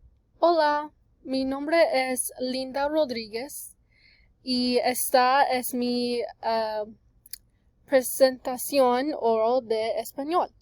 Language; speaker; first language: Spanish; non-native, learner; English